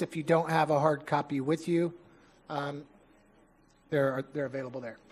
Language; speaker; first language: English; native; English